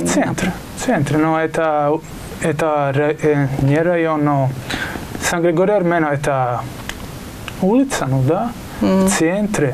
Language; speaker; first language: Russian; non-native, learner; Italian